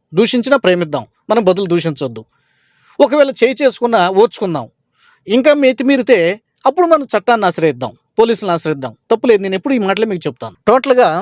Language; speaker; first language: Telugu; native; Telugu